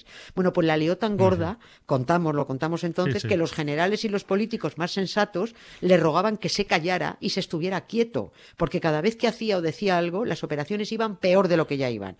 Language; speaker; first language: Spanish; native; Spanish